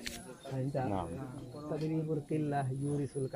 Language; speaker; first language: Arabic; non-native, learner; Bangla